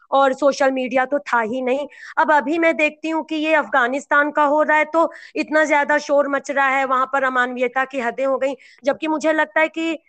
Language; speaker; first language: Hindi; native; Hindi